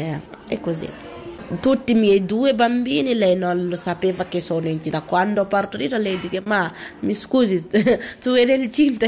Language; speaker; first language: Italian; non-native, learner; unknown